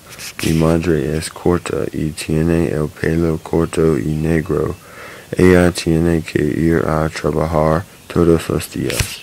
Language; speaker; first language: Spanish; non-native, learner; English